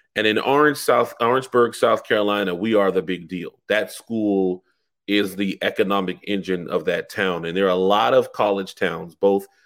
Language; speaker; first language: English; native; English